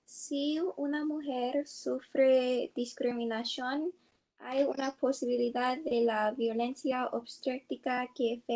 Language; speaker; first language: Spanish; non-native, learner; English